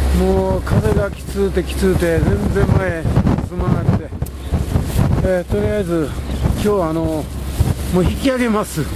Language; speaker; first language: Japanese; native; Japanese